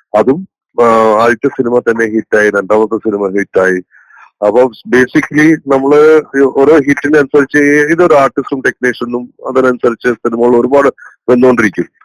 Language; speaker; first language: Malayalam; native; Malayalam